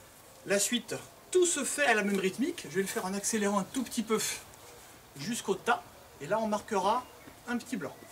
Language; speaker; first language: French; native; French